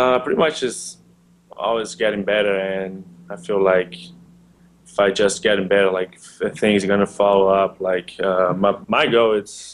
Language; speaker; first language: English; non-native, learner; Portuguese